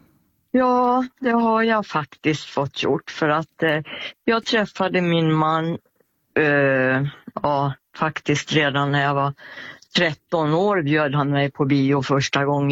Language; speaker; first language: Swedish; native; Swedish